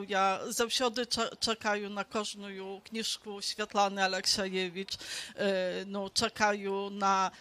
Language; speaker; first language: Polish; non-native, local second language; Belarusian